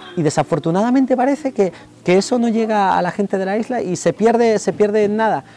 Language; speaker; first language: Spanish; native; Spanish